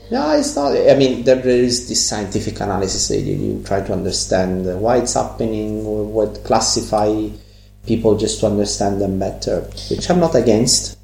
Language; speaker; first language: English; non-native, fluent; Italian